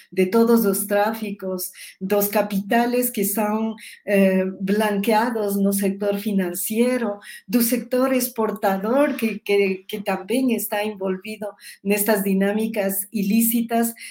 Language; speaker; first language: Portuguese; non-native, learner; Spanish